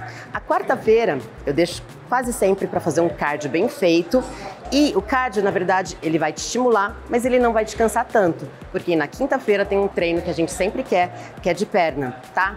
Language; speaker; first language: Portuguese; native; Portuguese